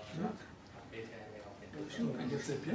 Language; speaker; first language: Russian; non-native, learner; Serbian